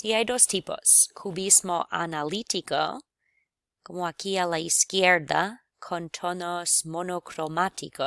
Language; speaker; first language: Spanish; non-native, fluent; English